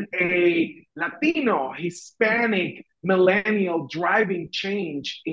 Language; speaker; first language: English; non-native, fluent; Spanish